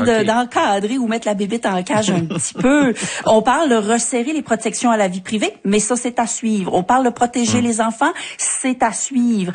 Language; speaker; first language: French; native; French